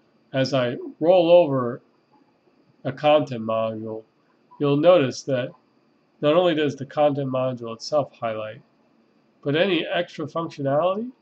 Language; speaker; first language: English; native; English